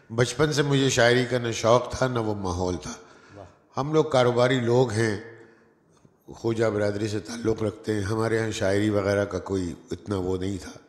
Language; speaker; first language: Urdu; non-native, local second language; Gujarati